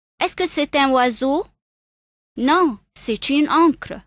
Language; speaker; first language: French; non-native, fluent; Arabic